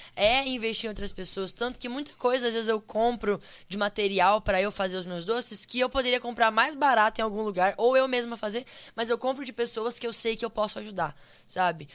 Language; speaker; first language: Portuguese; native; Portuguese